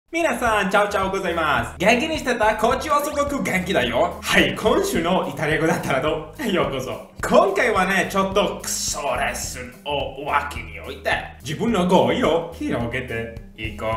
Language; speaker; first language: Japanese; non-native, fluent; Italian